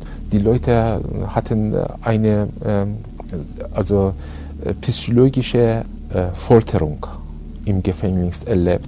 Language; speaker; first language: German; non-native, learner; Persian